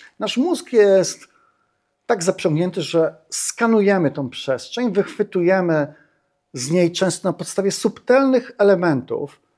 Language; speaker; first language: Polish; native; Polish